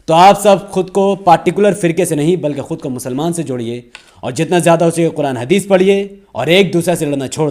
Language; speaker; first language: Hindi; native; Hindi